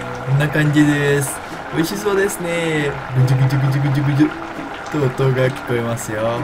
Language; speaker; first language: Japanese; non-native, learner; Sinhala